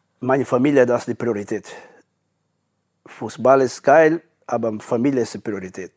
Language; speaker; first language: German; non-native, learner; Portuguese